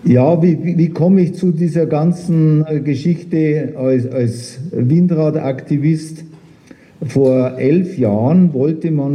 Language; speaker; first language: German; native; German